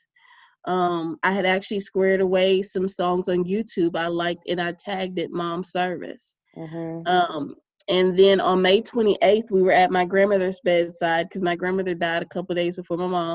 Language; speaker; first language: English; native; English